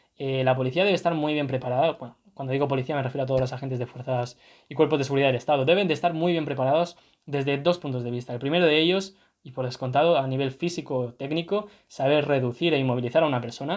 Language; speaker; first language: Spanish; native; Spanish